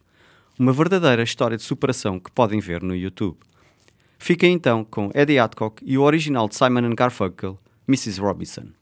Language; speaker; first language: Portuguese; native; Portuguese